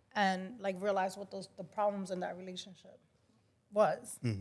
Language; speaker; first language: English; non-native, fluent; Spanish